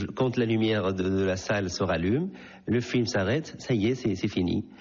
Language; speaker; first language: French; non-native, local second language; Arabic